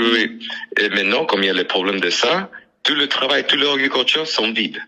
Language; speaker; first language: French; non-native, learner; English